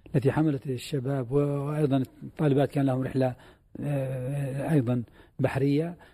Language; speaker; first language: Arabic; native; Arabic